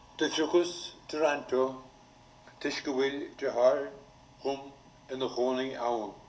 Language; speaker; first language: Irish; native; Irish